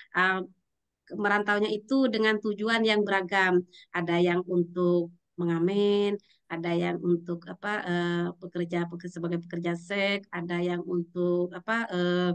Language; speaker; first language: Indonesian; native; Indonesian